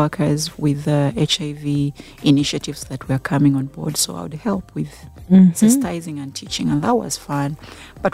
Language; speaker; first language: English; non-native, local second language; Ganda